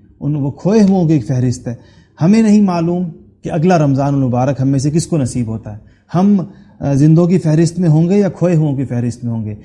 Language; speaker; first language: Urdu; non-native, local second language; Pashto